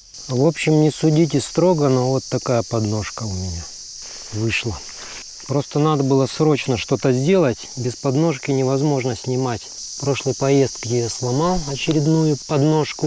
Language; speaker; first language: Russian; native; Russian